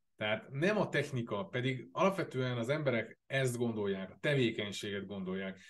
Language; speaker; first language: Hungarian; native; Hungarian